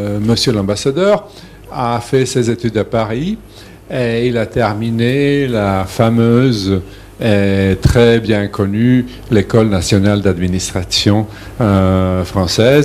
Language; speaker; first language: French; non-native, fluent; Serbian